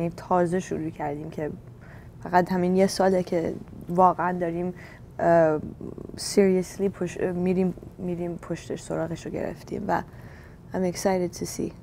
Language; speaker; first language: Persian; early bilingual, heritage; Persian